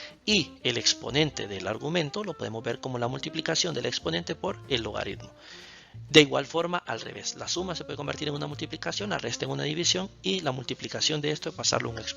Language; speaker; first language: Spanish; native; Spanish